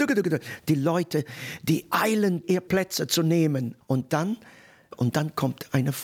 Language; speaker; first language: German; non-native, fluent; English